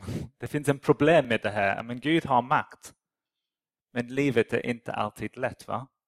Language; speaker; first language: Swedish; non-native, fluent; English